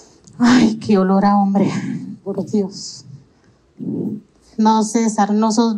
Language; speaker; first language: Spanish; native; Spanish